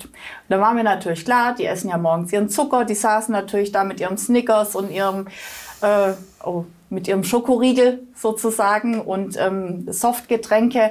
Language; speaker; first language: German; native; German